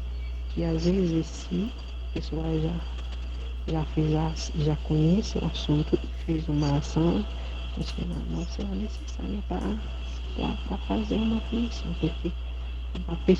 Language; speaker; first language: Portuguese; non-native, learner; Haitian Creole